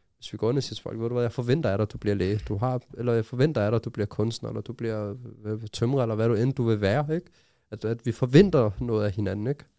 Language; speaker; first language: Danish; early bilingual, other home language; Arabic